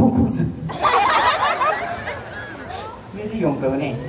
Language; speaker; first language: Chinese; native; Chinese